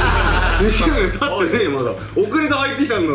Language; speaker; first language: Japanese; native; Japanese